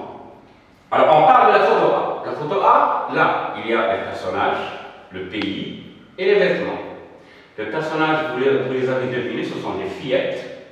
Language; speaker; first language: French; non-native, local second language; Arabic